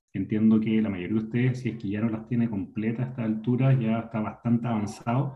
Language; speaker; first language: Spanish; native; Spanish